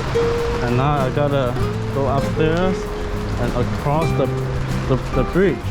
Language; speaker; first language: English; non-native, fluent; Chinese